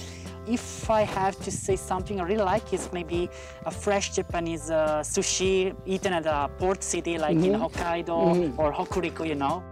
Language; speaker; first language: English; non-native, fluent; Italian